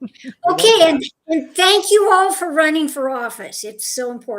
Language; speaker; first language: English; native; English